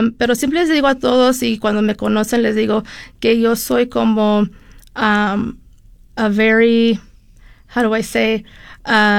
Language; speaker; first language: Spanish; early bilingual, heritage; Spanish